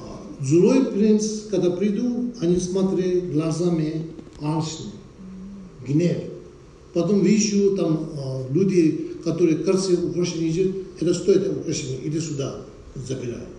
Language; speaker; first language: Russian; non-native, learner; Tibetan